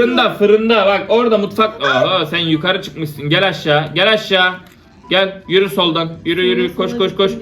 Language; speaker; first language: Turkish; native; Turkish